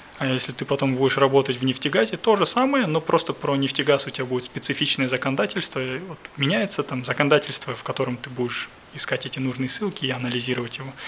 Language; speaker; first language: Russian; native; Russian